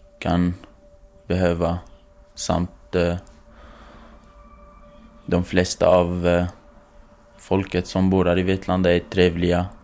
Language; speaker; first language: Swedish; non-native, fluent; Kurdish